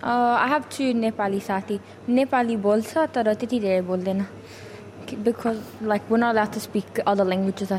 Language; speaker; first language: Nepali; early bilingual, heritage; Nepali